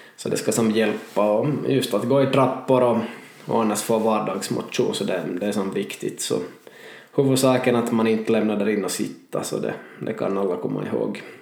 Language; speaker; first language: Swedish; native; Swedish